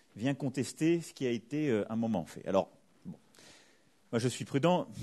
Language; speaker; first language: French; native; French